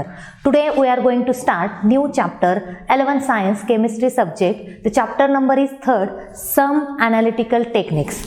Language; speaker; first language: English; non-native, local second language; Marathi